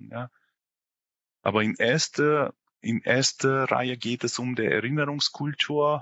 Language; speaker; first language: German; non-native, fluent; Hungarian